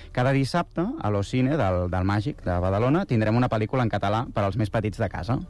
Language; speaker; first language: Catalan; native; Catalan